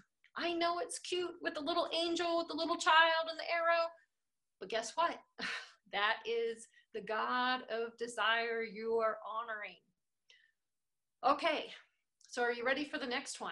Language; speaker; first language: English; native; English